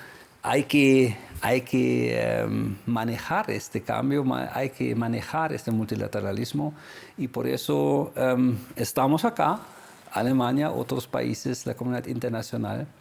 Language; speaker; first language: Spanish; non-native, fluent; German